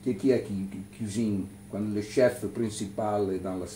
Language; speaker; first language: French; non-native, learner; Italian